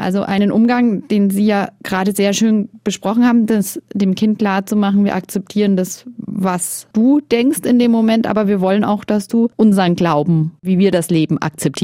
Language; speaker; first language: German; native; German